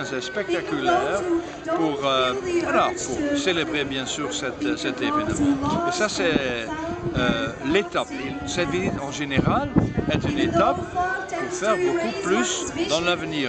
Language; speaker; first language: French; non-native, fluent; Dutch